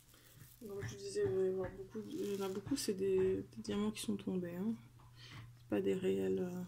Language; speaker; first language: French; native; French